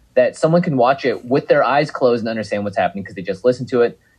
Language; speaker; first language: English; native; English